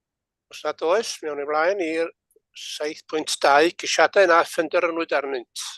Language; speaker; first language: Welsh; native; Welsh